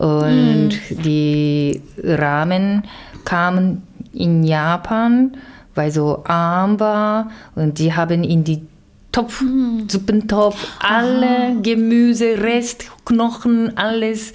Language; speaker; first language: German; non-native, learner; Japanese